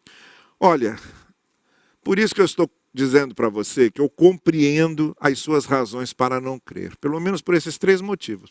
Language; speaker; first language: Portuguese; native; Portuguese